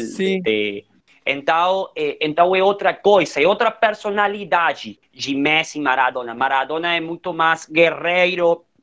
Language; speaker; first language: Portuguese; non-native, learner; Spanish